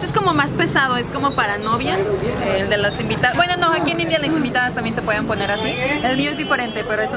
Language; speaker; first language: Spanish; native; Spanish